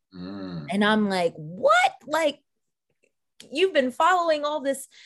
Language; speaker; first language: English; native; English